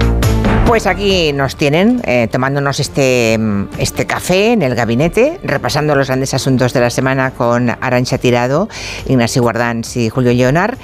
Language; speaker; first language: Spanish; native; Spanish